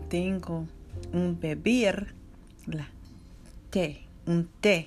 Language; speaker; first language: Spanish; non-native, learner; English